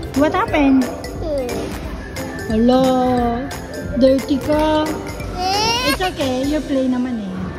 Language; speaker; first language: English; non-native, local second language; Filipino